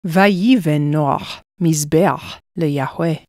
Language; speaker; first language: Hebrew; non-native, fluent; English